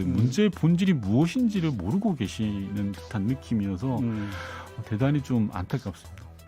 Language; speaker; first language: Korean; native; Korean